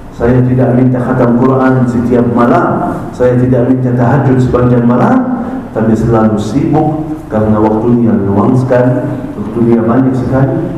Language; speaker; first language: Malay; non-native, fluent; Arabic